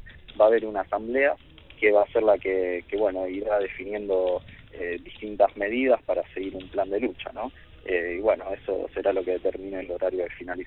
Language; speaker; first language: Spanish; native; Spanish